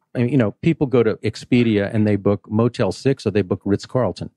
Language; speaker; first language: English; native; English